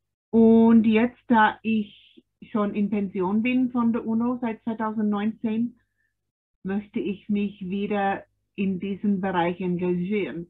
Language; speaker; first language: German; non-native, fluent; English